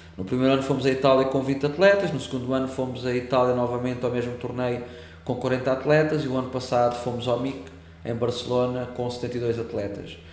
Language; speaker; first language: Portuguese; native; Portuguese